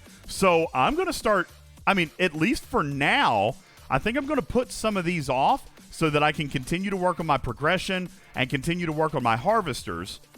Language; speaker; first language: English; native; English